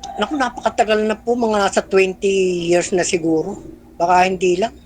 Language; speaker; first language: Filipino; native; Filipino